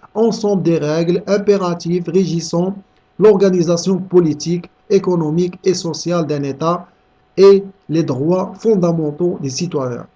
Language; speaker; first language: French; non-native, local second language; Arabic